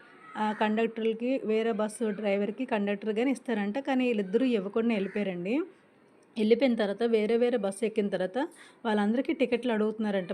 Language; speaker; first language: Telugu; native; Telugu